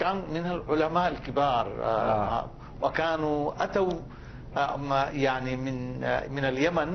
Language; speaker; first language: Arabic; non-native, fluent; Bangla